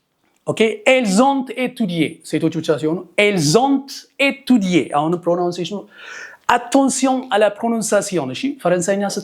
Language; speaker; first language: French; non-native, fluent; Amharic